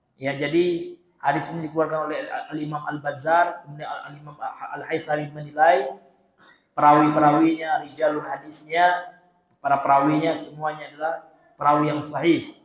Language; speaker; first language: Indonesian; non-native, local second language; Minangkabau